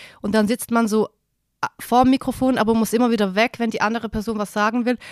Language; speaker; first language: German; native; German